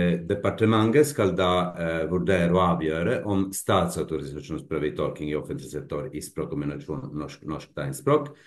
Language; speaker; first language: Norwegian; non-native, fluent; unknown